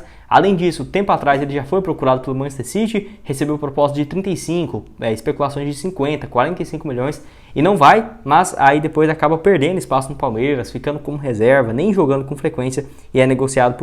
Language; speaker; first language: Portuguese; native; Portuguese